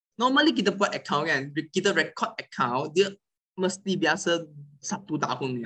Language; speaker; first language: Malay; non-native, local second language; Chinese